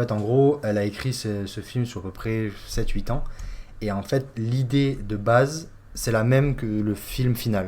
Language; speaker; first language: French; native; French